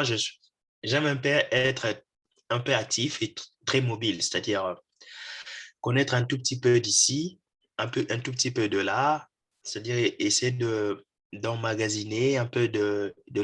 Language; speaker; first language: French; non-native, local second language; Lingala